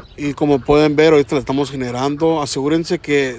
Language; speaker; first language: Spanish; early bilingual, heritage; Spanish